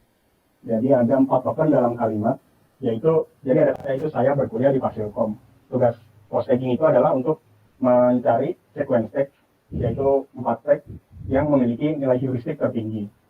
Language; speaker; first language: Indonesian; native; Indonesian